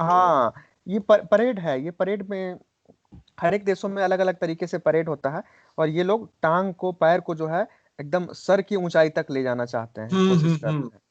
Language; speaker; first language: Hindi; native; Hindi